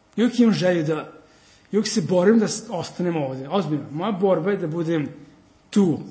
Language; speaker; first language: Serbian; early bilingual, heritage; Serbian